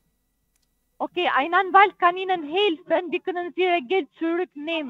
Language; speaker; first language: German; non-native, learner; Italian